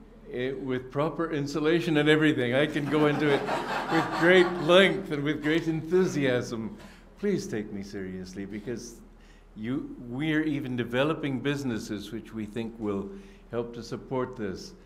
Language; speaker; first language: English; native; English